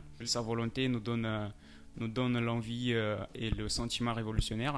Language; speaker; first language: French; non-native, fluent; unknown